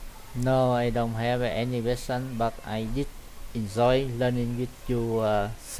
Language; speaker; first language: English; non-native, learner; Vietnamese